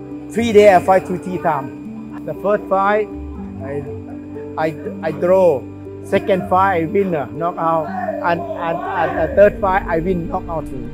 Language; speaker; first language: English; non-native, learner; Thai